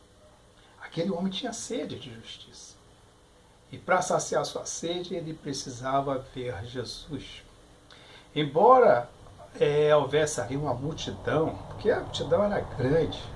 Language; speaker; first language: Portuguese; native; Portuguese